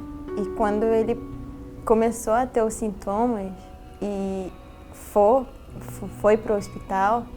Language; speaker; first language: Portuguese; early bilingual, heritage; Portuguese